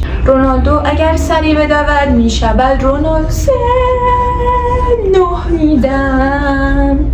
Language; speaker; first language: Persian; native; Persian